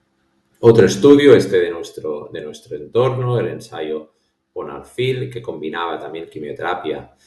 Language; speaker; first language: Spanish; native; Spanish